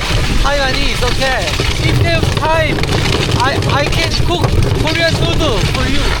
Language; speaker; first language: English; non-native, learner; Korean